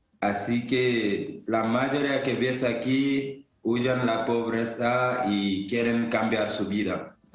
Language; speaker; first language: Spanish; non-native, fluent; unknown